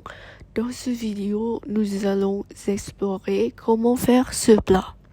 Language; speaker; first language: French; non-native, learner; Vietnamese